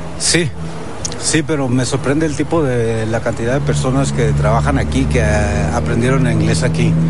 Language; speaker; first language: Spanish; early bilingual, heritage; Spanish